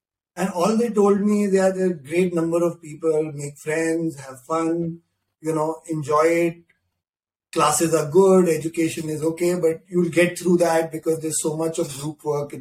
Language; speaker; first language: English; non-native, local second language; Hindi